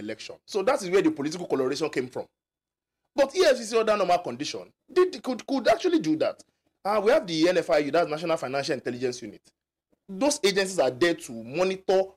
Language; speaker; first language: English; non-native, local second language; Yoruba